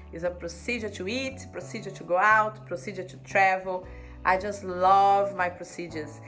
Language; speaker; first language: English; non-native, fluent; Portuguese